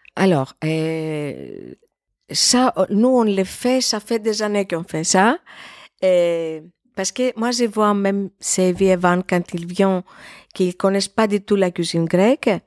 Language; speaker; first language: French; non-native, fluent; Greek